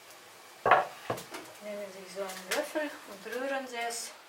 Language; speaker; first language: German; non-native, fluent; Russian